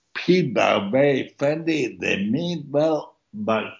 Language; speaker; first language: English; early bilingual, other home language; German